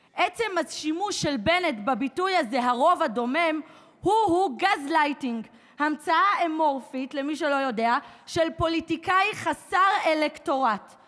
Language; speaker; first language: Hebrew; native; Hebrew